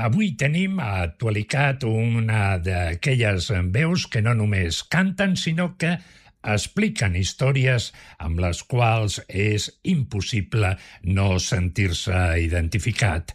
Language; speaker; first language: Catalan; native; Catalan